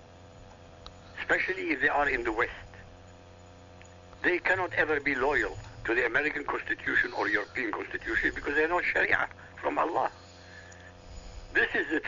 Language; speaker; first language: English; non-native, fluent; Arabic